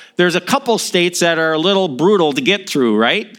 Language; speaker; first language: English; native; English